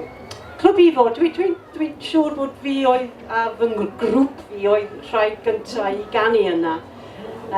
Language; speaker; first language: Welsh; non-native, local second language; English